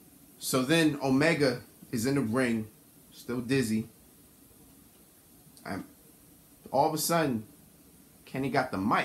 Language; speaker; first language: English; native; English